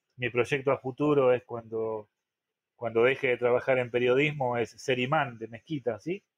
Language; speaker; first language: Spanish; native; Spanish